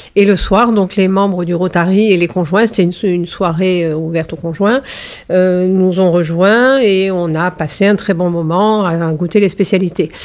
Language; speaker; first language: French; native; French